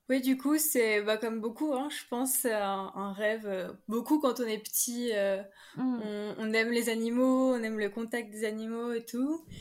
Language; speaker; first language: French; native; French